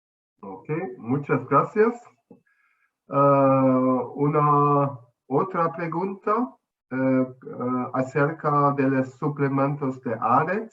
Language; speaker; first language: Spanish; non-native, fluent; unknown